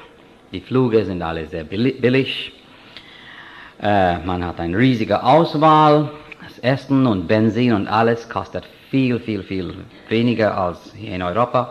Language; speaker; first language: German; non-native, fluent; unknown